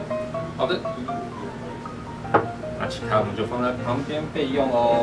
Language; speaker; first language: Chinese; native; Chinese